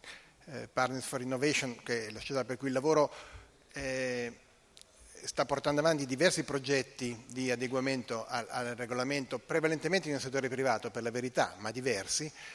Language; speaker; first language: Italian; native; Italian